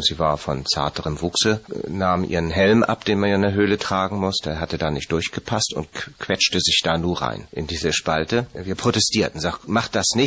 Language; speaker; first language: German; native; German